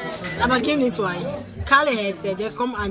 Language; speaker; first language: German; non-native, learner; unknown